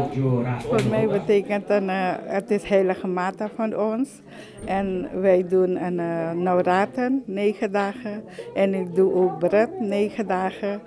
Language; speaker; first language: Dutch; non-native, learner; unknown